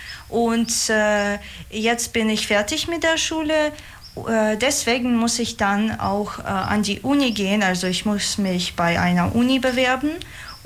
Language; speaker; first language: German; non-native, fluent; Russian